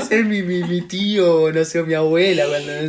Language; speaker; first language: Spanish; native; Spanish